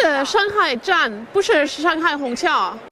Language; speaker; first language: Chinese; non-native, learner; English